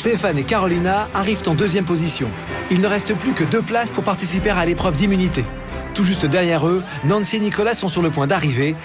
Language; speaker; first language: French; native; French